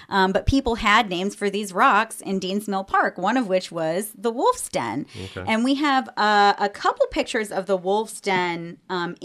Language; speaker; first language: English; native; English